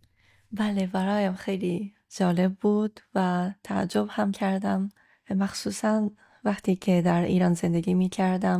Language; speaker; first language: Persian; non-native, fluent; Japanese